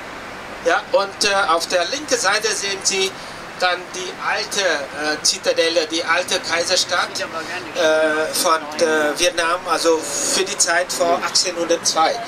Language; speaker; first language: German; non-native, fluent; Vietnamese